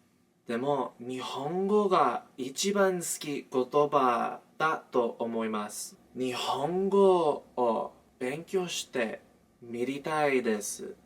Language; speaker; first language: Japanese; non-native, learner; English